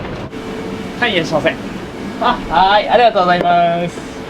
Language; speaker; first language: Japanese; native; Japanese